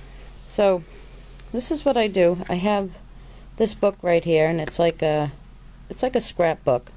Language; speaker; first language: English; native; English